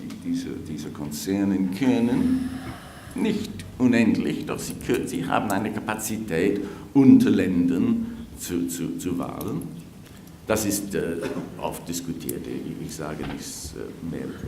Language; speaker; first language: German; non-native, fluent; English